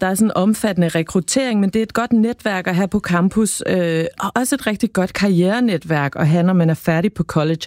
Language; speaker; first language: Danish; native; Danish